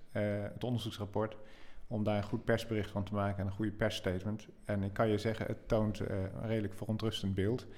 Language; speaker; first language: Dutch; native; Dutch